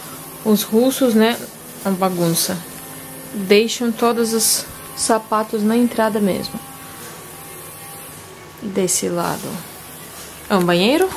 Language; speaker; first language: Portuguese; non-native, fluent; Russian